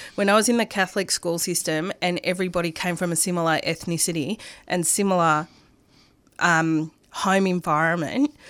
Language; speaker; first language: English; non-native, local second language; Arabic